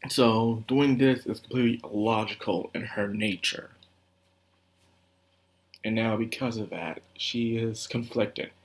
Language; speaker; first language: English; native; English